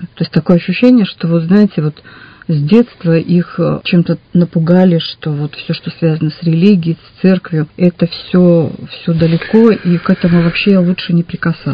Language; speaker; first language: Russian; native; Russian